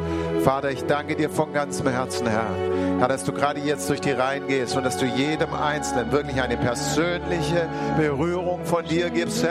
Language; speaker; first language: German; native; German